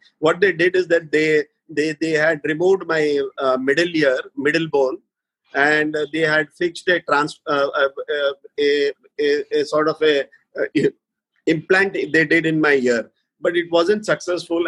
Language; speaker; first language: English; non-native, local second language; Marathi